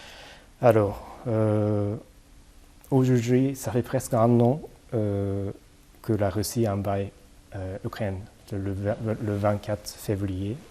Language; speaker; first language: French; non-native, fluent; Japanese